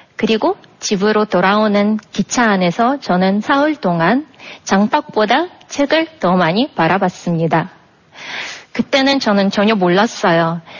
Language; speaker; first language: Korean; non-native, fluent; Russian